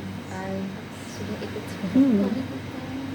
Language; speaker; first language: Indonesian; native; Indonesian